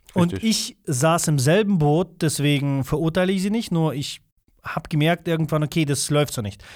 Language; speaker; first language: German; non-native, fluent; Russian